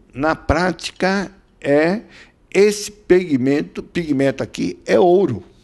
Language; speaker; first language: Portuguese; native; Portuguese